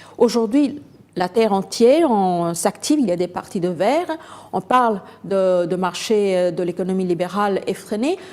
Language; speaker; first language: French; non-native, fluent; Bangla